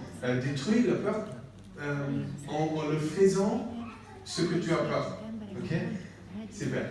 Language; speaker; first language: French; non-native, learner; English